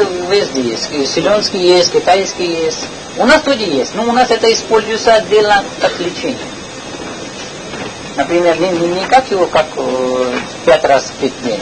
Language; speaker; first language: Russian; non-native, learner; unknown